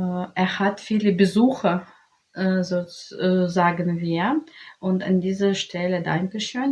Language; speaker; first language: German; non-native, learner; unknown